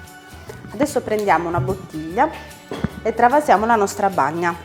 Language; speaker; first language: Italian; native; Italian